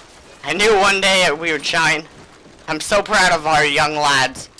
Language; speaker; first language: English; native; English